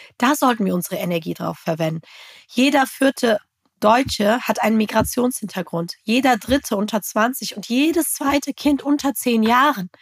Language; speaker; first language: German; native; German